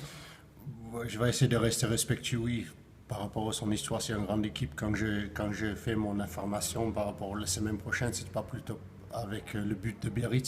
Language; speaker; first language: French; non-native, fluent; English